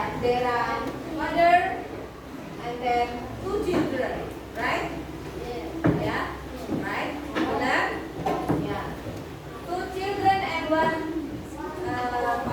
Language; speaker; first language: English; non-native, learner; Indonesian